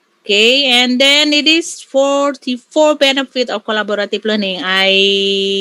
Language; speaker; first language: English; non-native, learner; Indonesian